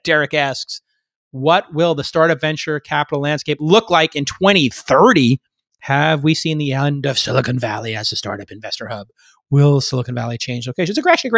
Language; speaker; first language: English; native; English